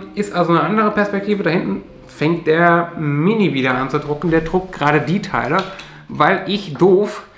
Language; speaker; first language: German; native; German